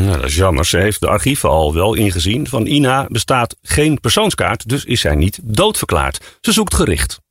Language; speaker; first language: Dutch; native; Dutch